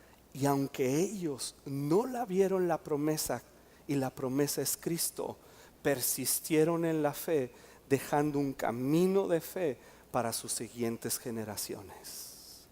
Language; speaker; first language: Spanish; native; Spanish